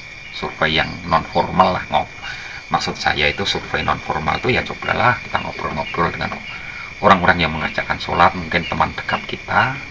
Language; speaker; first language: Indonesian; non-native, local second language; Javanese